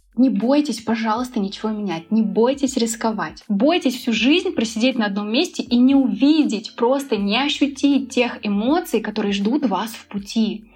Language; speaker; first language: Russian; native; Russian